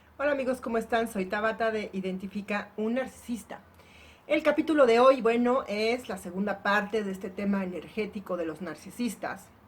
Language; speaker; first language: Spanish; native; Spanish